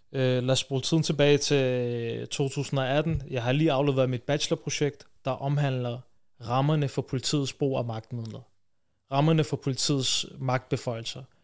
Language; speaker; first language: Danish; early bilingual, other home language; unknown